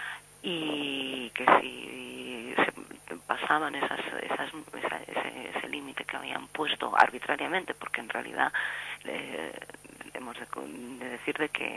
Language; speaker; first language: Spanish; native; Spanish